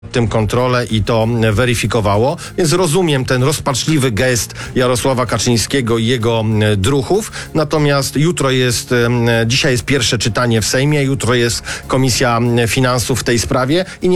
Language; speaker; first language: Polish; native; Polish